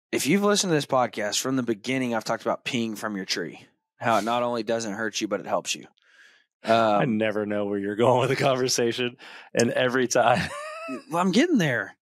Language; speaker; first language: English; native; English